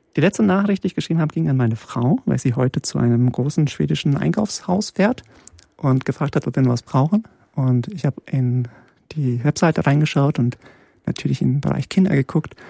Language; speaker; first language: German; early bilingual, other home language; Polish